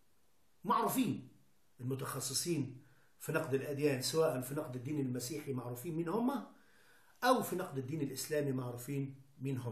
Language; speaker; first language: Arabic; native; Arabic